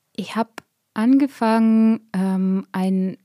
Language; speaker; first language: German; non-native, fluent; Bulgarian